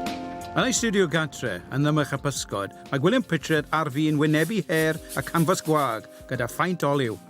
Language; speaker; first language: Welsh; native; Welsh